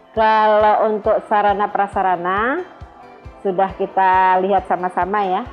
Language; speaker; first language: Indonesian; native; Indonesian